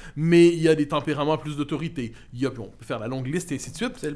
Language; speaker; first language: French; native; French